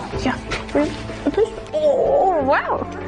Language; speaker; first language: German; non-native, learner; Dutch